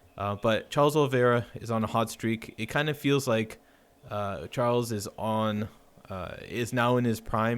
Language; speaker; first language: English; native; English